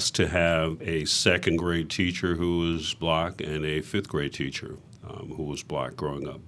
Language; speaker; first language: English; native; English